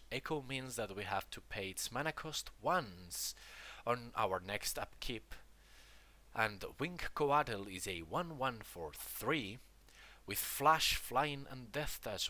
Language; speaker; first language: English; non-native, fluent; Spanish